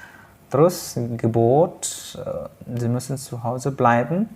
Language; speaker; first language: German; non-native, fluent; Indonesian